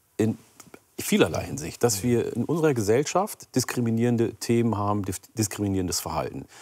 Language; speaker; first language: German; early bilingual, other home language; Oromo